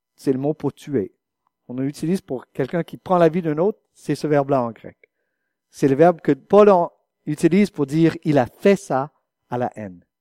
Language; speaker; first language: French; non-native, fluent; English